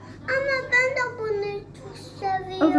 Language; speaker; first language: Turkish; early bilingual, heritage; Turkish